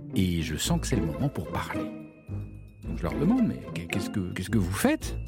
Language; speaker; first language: French; native; French